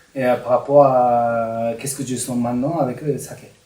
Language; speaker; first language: French; non-native, learner; Japanese